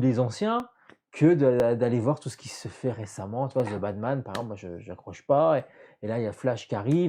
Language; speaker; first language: French; native; French